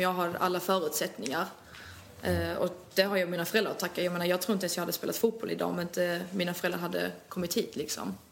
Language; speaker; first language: Swedish; early bilingual, other home language; Albanian